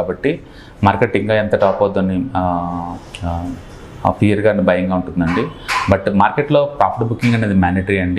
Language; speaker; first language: Telugu; native; Telugu